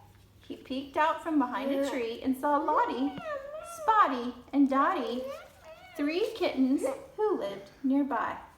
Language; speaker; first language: English; native; English